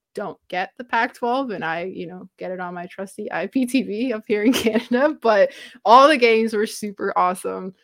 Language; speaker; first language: English; non-native, fluent; Romanian